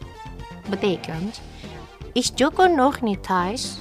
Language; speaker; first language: Dutch; non-native, learner; Indonesian